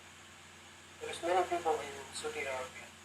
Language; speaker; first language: English; non-native, learner; Turkish